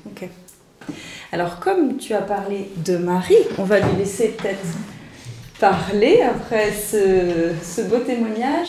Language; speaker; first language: French; native; French